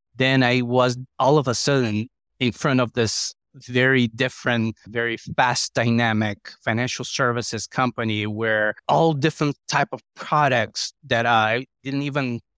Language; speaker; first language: English; non-native, fluent; Portuguese